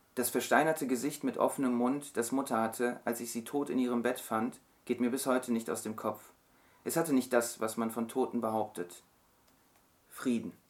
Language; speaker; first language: German; early bilingual, other home language; Turkish